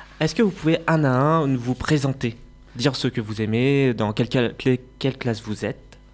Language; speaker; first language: French; native; French